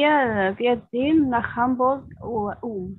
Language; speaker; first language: German; non-native, learner; Arabic